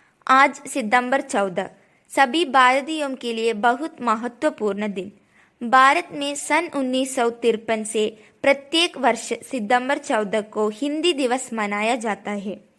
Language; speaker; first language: Hindi; non-native, local second language; Malayalam